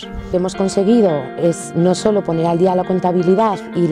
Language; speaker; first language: Spanish; native; Spanish